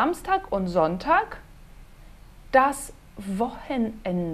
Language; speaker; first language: German; non-native, fluent; Portuguese